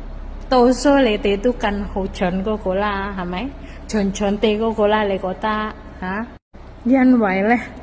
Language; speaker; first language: Cantonese; non-native, fluent; Indonesian